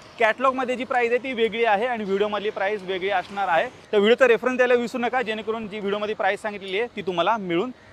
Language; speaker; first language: Marathi; native; Marathi